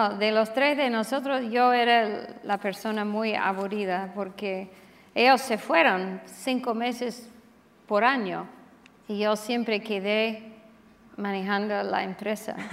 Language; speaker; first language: Spanish; non-native, fluent; English